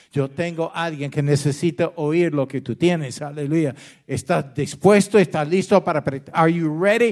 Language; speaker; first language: Spanish; non-native, fluent; English